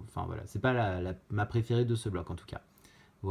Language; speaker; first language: French; native; French